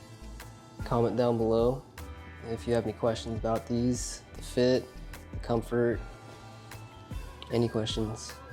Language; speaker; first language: English; native; English